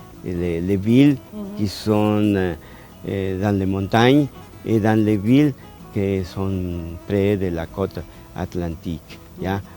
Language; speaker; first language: French; non-native, fluent; Spanish